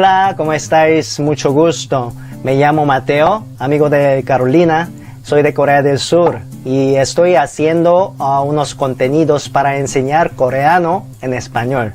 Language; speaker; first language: Spanish; non-native, fluent; Korean